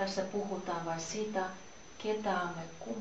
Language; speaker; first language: Finnish; non-native, learner; Russian